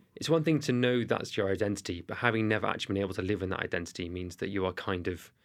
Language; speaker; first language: English; native; English